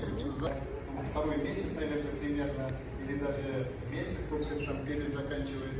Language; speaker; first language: Russian; native; Russian